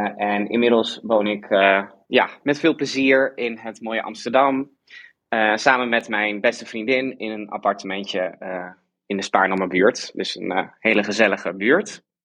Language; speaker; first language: Dutch; native; Dutch